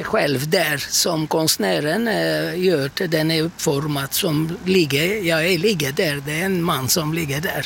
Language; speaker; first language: Swedish; non-native, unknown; Turkish